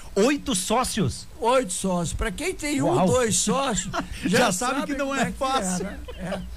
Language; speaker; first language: Portuguese; non-native, local second language; German